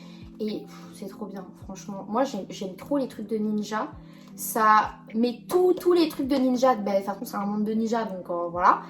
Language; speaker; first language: French; native; French